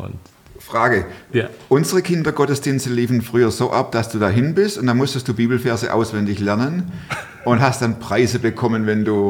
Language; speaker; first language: German; native; German